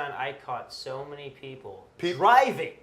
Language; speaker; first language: English; native; English